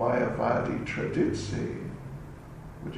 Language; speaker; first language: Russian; non-native, learner; English